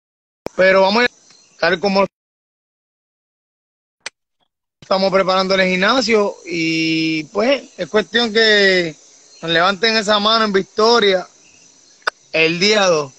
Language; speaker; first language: Spanish; native; Spanish